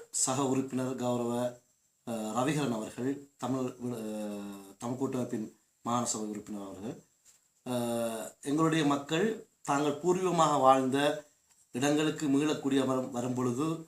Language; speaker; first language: Tamil; native; Tamil